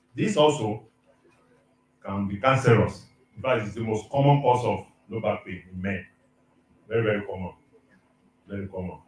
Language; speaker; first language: English; non-native, local second language; Yoruba